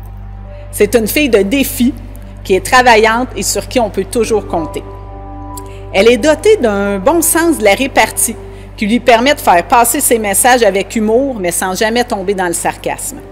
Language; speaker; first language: French; native; French